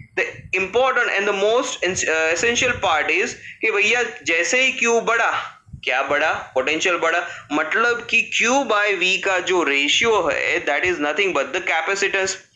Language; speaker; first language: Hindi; non-native, local second language; Gujarati